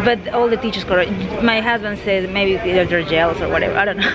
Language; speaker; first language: English; non-native, fluent; Spanish